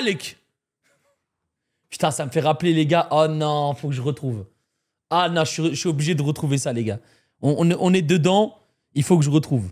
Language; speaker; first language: French; native; French